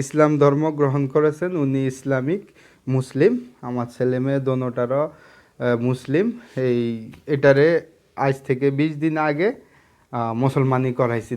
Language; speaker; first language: Bangla; native; Bangla